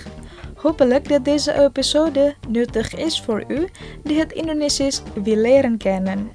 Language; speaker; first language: Dutch; non-native, learner; Indonesian